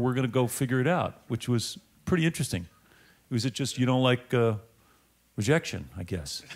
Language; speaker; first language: English; native; English